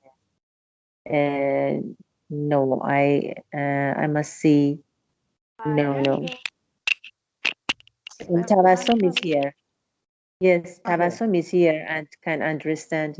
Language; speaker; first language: English; non-native, learner; Persian